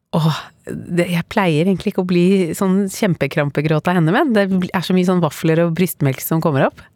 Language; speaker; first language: Norwegian; native; Norwegian